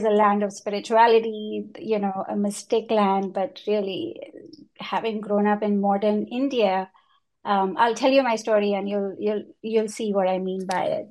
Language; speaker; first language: English; non-native, local second language; Hindi